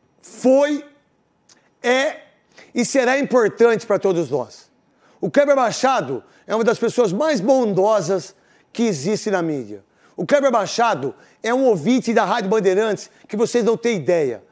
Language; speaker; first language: Portuguese; native; Portuguese